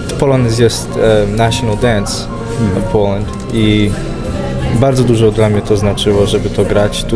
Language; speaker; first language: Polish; early bilingual, heritage; English